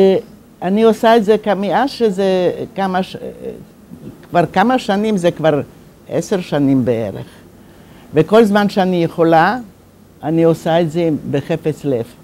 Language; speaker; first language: Hebrew; non-native, fluent; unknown